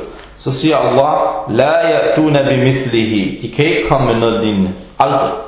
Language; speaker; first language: Danish; early bilingual, other home language; Arabic